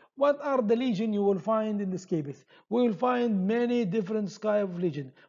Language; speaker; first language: English; non-native, fluent; Arabic